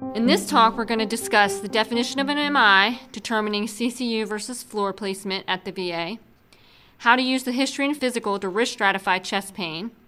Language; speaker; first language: English; native; English